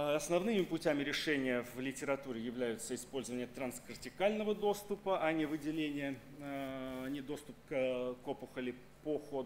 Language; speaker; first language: Russian; native; Russian